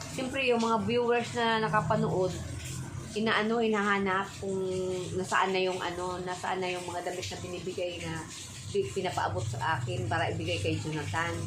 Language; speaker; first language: Filipino; native; Filipino